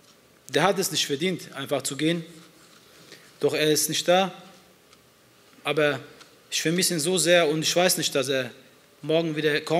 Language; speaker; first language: German; early bilingual, other home language; Turkish